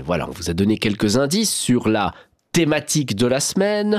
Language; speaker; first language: French; native; French